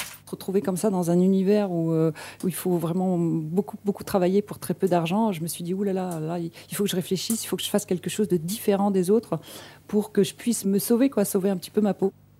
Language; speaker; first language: French; non-native, local second language; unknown